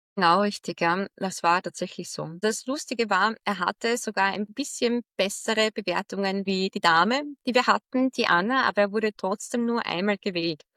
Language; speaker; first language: German; early bilingual, other home language; Arabic